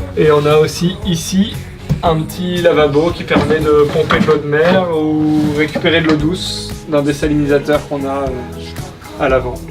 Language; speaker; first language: French; native; French